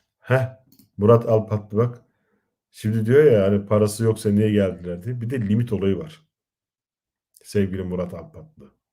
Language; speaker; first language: Turkish; native; Turkish